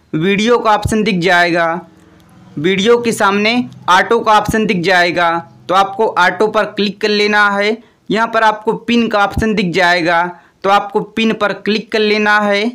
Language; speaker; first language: Hindi; native; Hindi